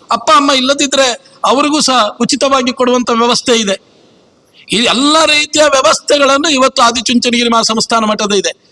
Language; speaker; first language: Kannada; native; Kannada